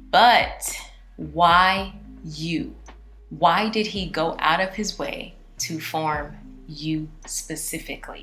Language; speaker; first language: English; native; English